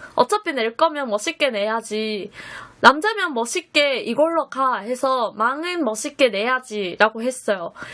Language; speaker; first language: Korean; non-native, fluent; Japanese